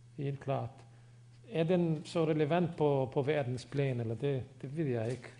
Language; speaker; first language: Danish; non-native, fluent; Bosnian